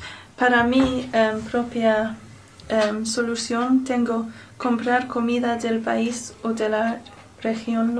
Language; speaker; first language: Spanish; non-native, learner; English